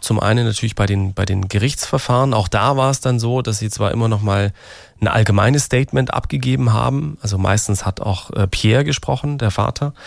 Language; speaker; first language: German; native; German